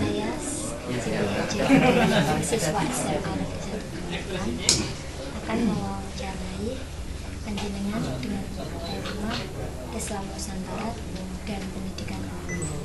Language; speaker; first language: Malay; non-native, local second language; Javanese